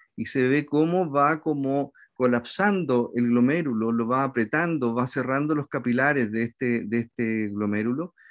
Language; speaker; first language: Spanish; native; Spanish